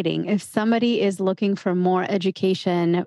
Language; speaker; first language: English; native; English